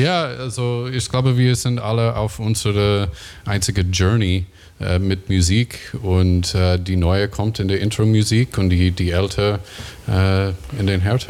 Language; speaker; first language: German; non-native, learner; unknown